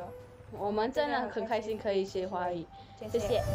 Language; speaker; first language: Chinese; non-native, local second language; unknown